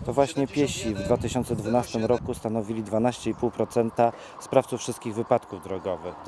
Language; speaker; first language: Polish; native; Polish